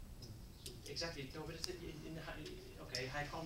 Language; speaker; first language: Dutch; non-native, fluent; English